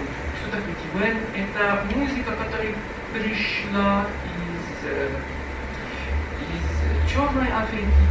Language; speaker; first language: Russian; non-native, fluent; Arabic